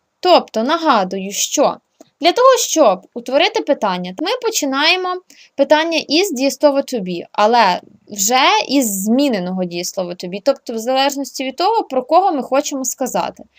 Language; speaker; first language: Ukrainian; native; Ukrainian